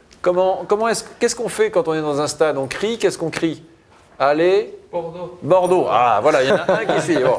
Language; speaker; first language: French; native; French